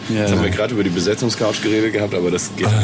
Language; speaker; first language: German; native; German